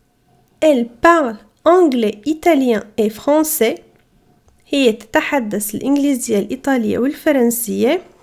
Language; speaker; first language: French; non-native, fluent; Arabic